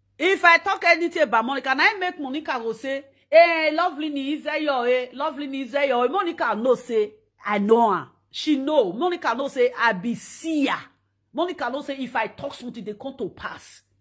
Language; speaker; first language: Nigerian Pidgin; non-native, local second language; Esan